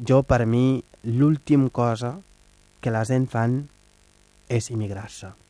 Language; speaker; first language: Catalan; non-native, fluent; Wolof